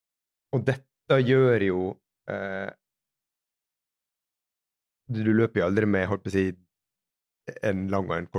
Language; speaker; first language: Norwegian; native; Norwegian